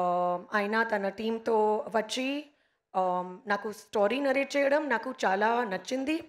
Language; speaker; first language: Telugu; non-native, local second language; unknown